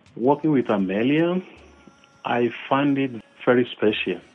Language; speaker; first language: English; non-native, local second language; Yoruba